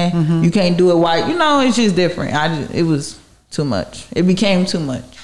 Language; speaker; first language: English; native; English